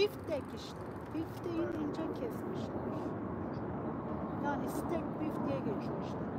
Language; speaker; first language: Turkish; native; Turkish